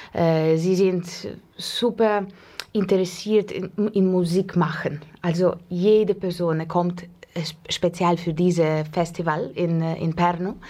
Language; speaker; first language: German; non-native, fluent; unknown